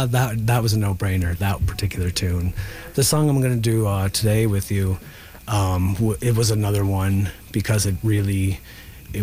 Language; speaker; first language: English; native; English